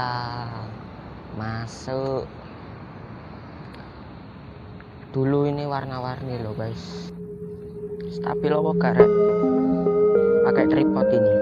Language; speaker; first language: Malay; non-native, local second language; Javanese